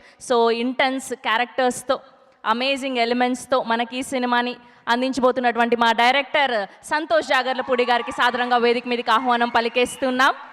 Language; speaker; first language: Telugu; native; Telugu